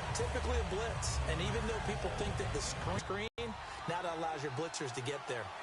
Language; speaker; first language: English; native; English